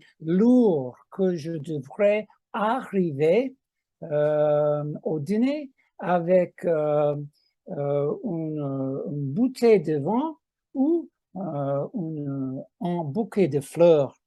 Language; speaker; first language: French; non-native, fluent; English